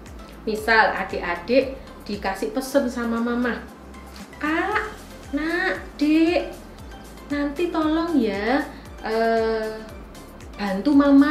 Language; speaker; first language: Indonesian; native; Indonesian